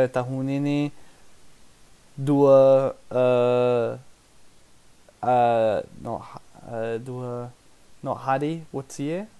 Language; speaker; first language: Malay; non-native, learner; English